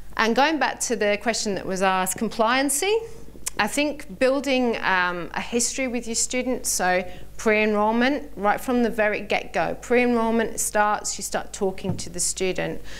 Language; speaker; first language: English; native; English